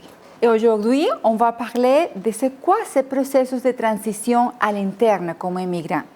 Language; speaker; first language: French; non-native, fluent; Spanish